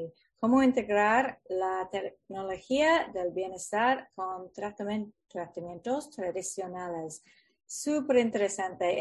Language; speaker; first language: Spanish; non-native, fluent; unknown